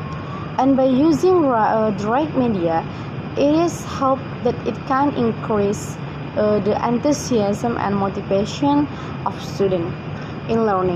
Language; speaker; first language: English; non-native, fluent; Indonesian